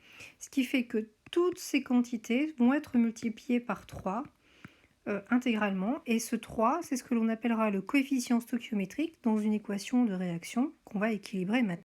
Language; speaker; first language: French; native; French